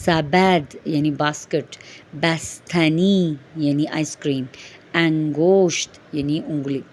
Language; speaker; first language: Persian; non-native, fluent; Urdu